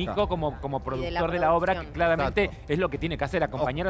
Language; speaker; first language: Spanish; native; Spanish